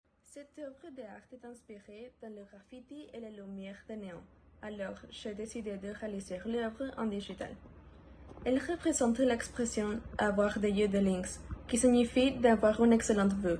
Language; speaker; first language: French; non-native, learner; Spanish